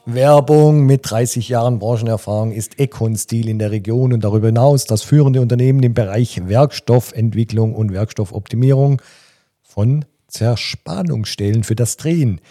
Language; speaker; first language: German; native; German